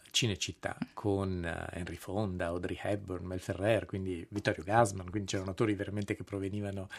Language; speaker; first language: Italian; native; Italian